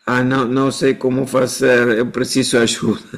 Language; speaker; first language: Portuguese; non-native, fluent; Spanish